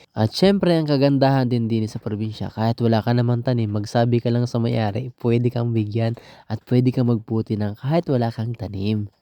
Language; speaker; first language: Filipino; native; Filipino